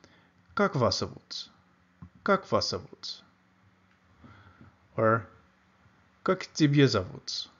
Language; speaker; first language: Russian; non-native, learner; English